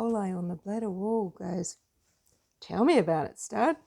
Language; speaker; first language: English; native; English